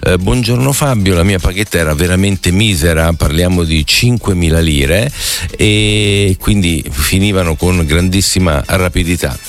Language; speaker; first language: Italian; native; Italian